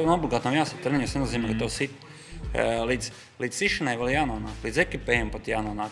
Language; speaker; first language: Latvian; native; Latvian